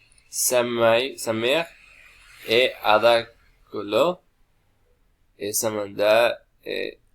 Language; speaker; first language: French; non-native, learner; Spanish